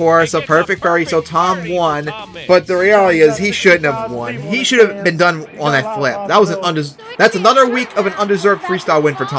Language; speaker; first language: English; native; English